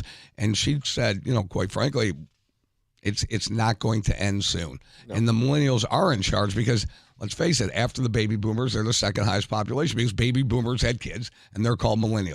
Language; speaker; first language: English; native; English